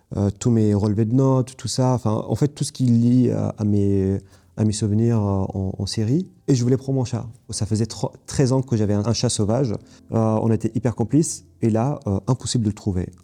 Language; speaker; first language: French; non-native, fluent; Arabic